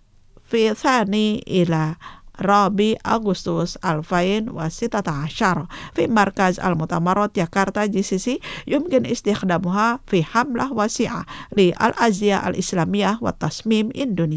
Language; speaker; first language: Arabic; non-native, fluent; Indonesian